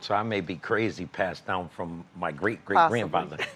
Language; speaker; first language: English; native; English